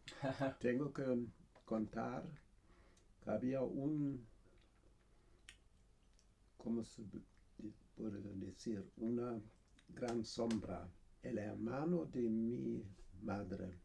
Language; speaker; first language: Spanish; non-native, fluent; German